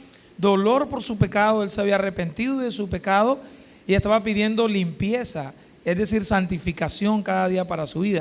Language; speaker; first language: Spanish; native; Spanish